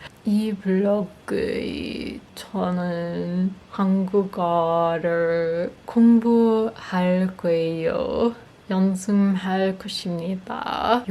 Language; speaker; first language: Korean; non-native, learner; English